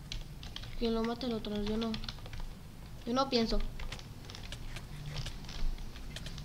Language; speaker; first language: Spanish; native; Spanish